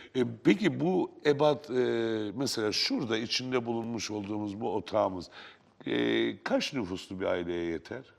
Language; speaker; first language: Turkish; native; Turkish